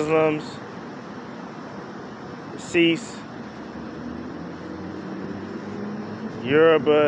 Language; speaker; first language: English; native; English